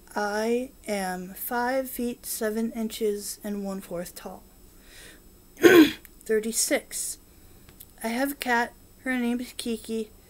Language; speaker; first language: English; native; English